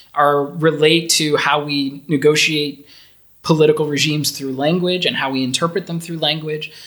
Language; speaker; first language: English; native; English